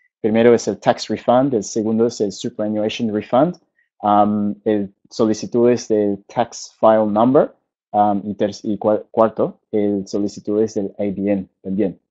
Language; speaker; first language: Spanish; early bilingual, heritage; Spanish